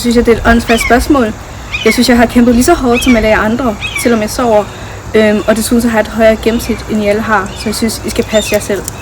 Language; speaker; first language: Danish; native; Danish